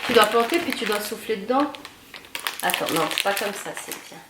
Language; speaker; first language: French; native; French